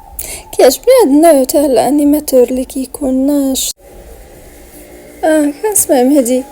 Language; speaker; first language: Arabic; native; Arabic